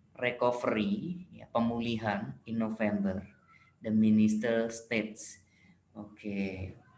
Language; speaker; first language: English; non-native, fluent; Indonesian